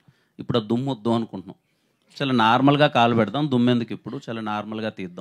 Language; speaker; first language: Telugu; native; Telugu